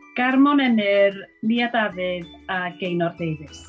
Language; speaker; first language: Welsh; native; Welsh